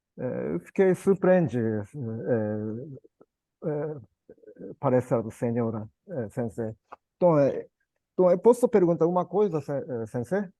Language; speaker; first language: Portuguese; non-native, learner; Japanese